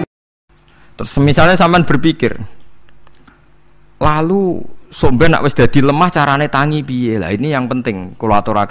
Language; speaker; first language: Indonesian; non-native, local second language; Javanese